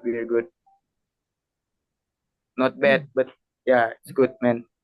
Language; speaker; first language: English; non-native, learner; Indonesian